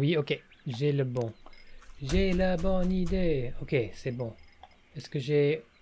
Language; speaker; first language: French; non-native, learner; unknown